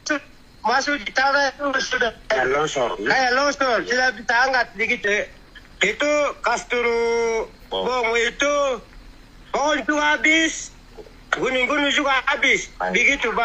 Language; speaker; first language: Indonesian; non-native, local second language; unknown